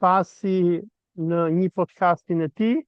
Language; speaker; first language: Albanian; native; Albanian